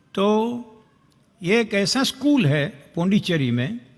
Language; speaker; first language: Hindi; non-native, local second language; Gujarati